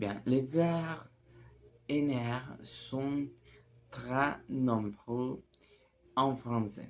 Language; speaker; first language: French; non-native, learner; Spanish